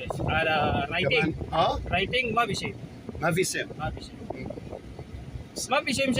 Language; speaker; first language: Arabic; non-native, learner; Filipino